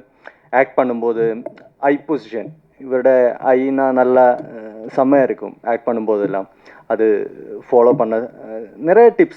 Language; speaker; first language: Tamil; non-native, learner; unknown